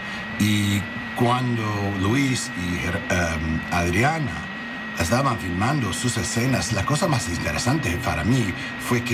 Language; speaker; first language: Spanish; non-native, learner; English